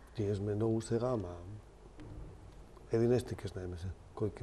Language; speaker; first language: Macedonian; non-native, learner; Spanish